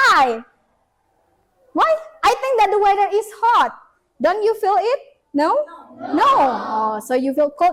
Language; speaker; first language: English; non-native, fluent; Indonesian